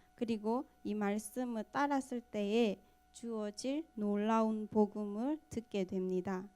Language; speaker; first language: Korean; non-native, fluent; Burmese